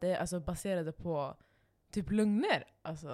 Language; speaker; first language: Swedish; non-native, local second language; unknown